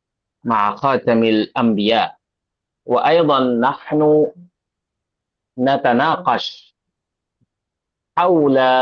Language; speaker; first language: Arabic; non-native, fluent; Bangla